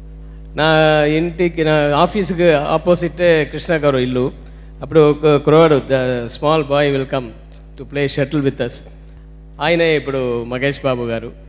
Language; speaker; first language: Telugu; non-native, learner; Tamil